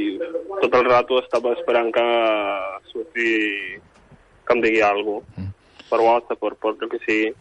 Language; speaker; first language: Catalan; non-native, fluent; Ukrainian